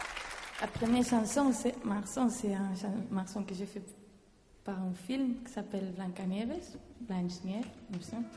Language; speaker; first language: French; non-native, learner; Spanish